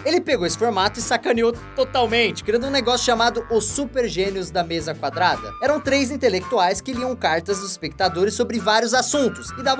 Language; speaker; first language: Portuguese; native; Portuguese